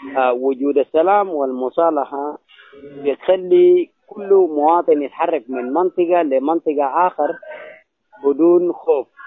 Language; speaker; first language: Arabic; non-native, local second language; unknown